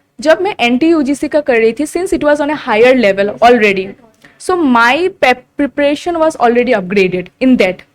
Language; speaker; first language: Hindi; non-native, local second language; Assamese